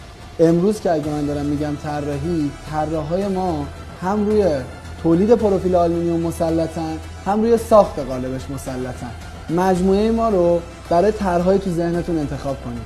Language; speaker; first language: Persian; native; Persian